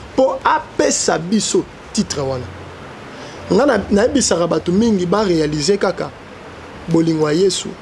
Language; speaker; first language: Lingala; native; Lingala